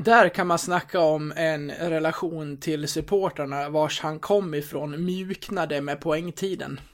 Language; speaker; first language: Swedish; native; Swedish